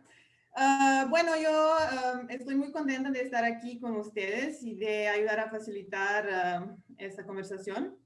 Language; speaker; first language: Spanish; non-native, fluent; English